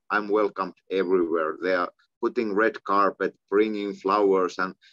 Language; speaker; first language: English; non-native, fluent; Finnish